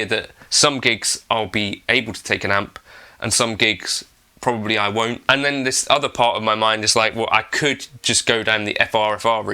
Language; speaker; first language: English; native; English